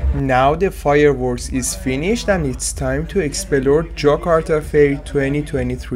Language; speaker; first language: English; non-native, learner; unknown